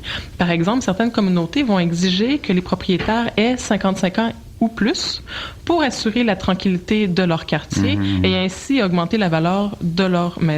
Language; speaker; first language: French; native; French